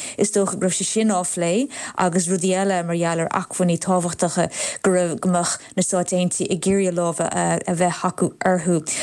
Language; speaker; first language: Irish; non-native, local second language; English